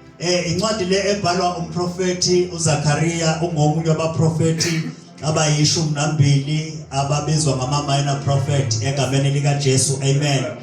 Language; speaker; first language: Zulu; native; Zulu